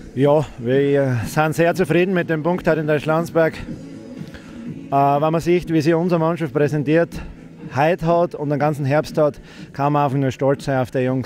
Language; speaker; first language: German; native; German